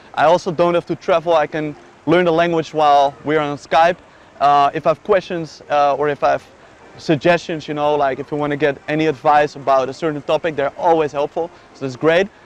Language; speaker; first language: English; non-native, fluent; Dutch